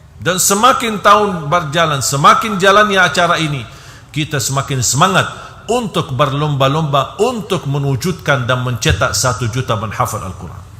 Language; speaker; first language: Indonesian; non-native, fluent; Arabic